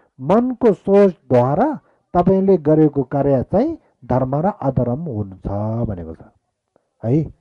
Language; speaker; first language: Nepali; non-native, local second language; Eastern Tamang